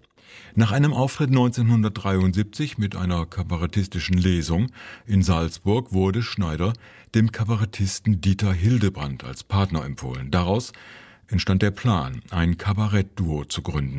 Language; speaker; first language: German; native; German